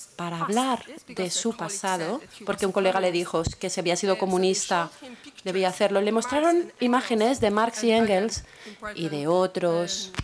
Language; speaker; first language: Spanish; non-native, fluent; Polish